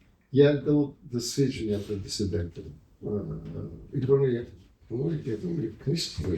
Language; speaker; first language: Ukrainian; early bilingual, heritage; Ukrainian